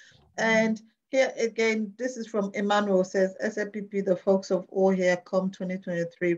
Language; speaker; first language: English; non-native, local second language; Krio